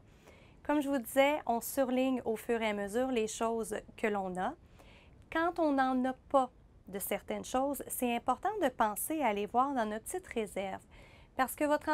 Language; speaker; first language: French; native; French